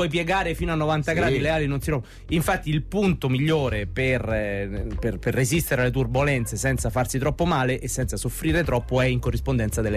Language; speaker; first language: Italian; native; Italian